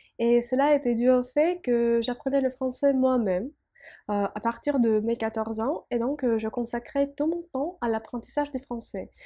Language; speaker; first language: French; non-native, fluent; Russian